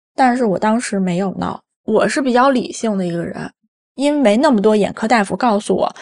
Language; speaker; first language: Chinese; native; Chinese